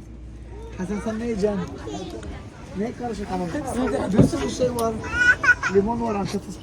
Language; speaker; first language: Turkish; non-native, local second language; Arabic